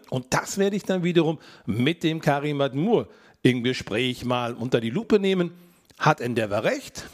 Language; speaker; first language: German; native; German